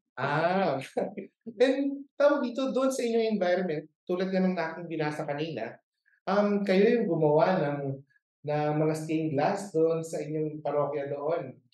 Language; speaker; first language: Filipino; native; Filipino